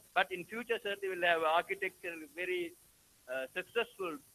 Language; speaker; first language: English; non-native, local second language; Sinhala